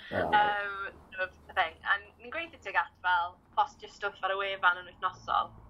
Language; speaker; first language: Welsh; native; Welsh